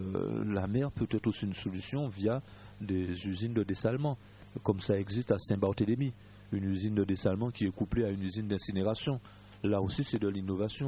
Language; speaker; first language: French; native; French